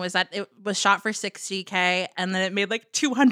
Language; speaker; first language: English; native; English